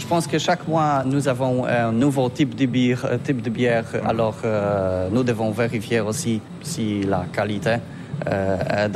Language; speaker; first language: French; non-native, learner; Polish